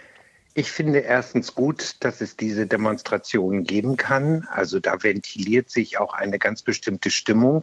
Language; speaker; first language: German; native; German